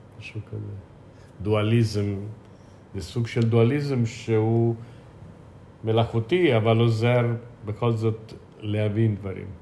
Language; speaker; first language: Hebrew; non-native, fluent; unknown